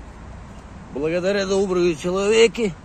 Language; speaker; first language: Russian; non-native, learner; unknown